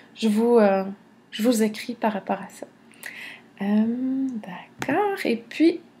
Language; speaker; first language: French; native; French